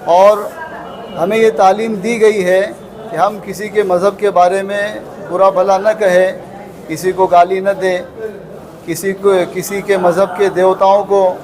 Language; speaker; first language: Urdu; native; Urdu